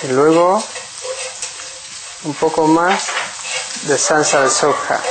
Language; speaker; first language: Spanish; non-native, learner; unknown